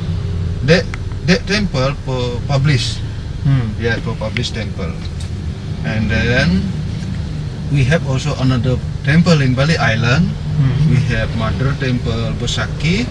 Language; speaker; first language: English; non-native, learner; Balinese